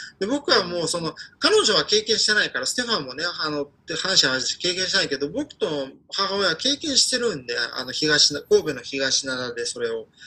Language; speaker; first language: Japanese; non-native, fluent; Ukrainian